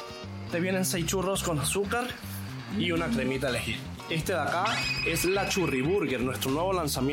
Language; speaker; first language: Spanish; native; Spanish